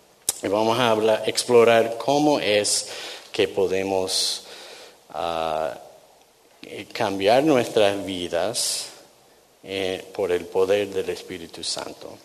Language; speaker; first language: Spanish; non-native, fluent; English